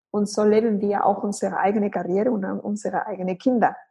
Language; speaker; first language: German; non-native, fluent; Spanish